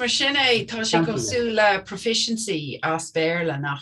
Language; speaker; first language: Irish; non-native, local second language; English